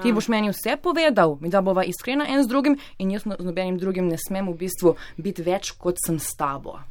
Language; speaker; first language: Slovenian; native; Slovenian